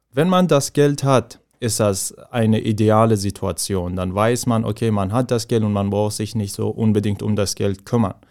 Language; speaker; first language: German; non-native, fluent; Persian